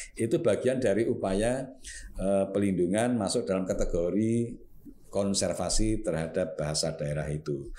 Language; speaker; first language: Indonesian; non-native, local second language; Javanese